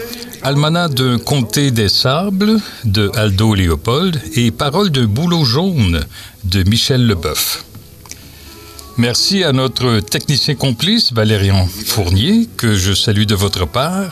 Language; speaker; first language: French; native; French